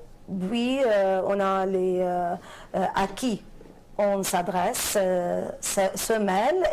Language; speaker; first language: French; non-native, fluent; Arabic